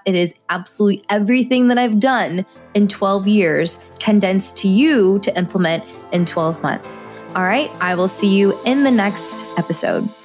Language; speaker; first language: English; native; English